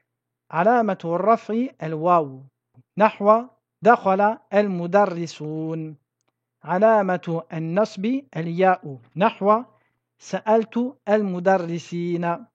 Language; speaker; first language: Arabic; non-native, fluent; French